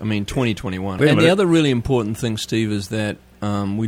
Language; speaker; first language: English; native; English